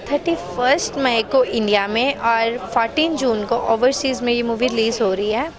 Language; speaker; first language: Hindi; native; Hindi